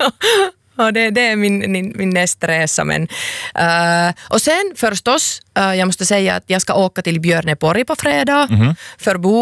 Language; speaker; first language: Swedish; non-native, local second language; Finnish